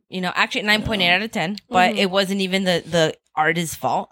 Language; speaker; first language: English; native; English